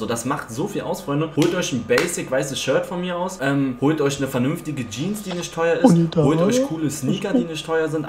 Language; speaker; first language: German; native; German